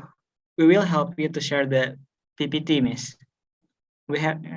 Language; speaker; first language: English; non-native, fluent; Indonesian